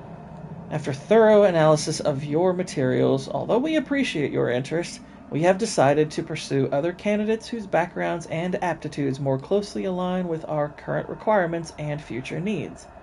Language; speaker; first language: English; native; English